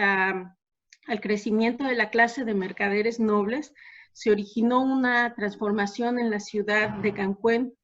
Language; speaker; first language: Spanish; native; Spanish